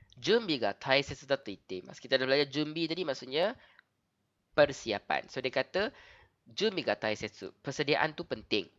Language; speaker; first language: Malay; native; Malay